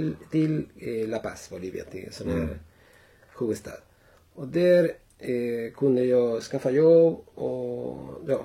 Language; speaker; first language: Swedish; non-native, fluent; Spanish